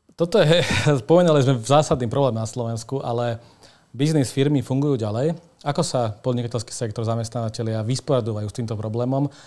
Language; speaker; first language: Slovak; native; Slovak